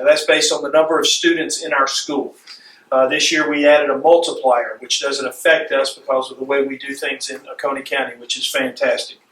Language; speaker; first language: English; native; English